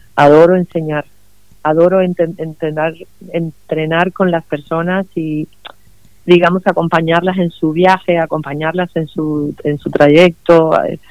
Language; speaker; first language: Spanish; native; Spanish